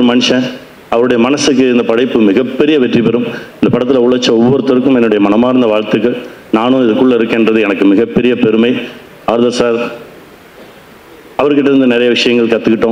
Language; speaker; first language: Tamil; native; Tamil